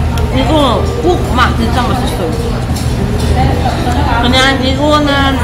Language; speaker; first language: Korean; non-native, learner; Cantonese